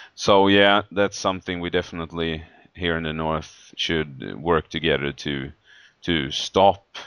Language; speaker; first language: English; non-native, fluent; Swedish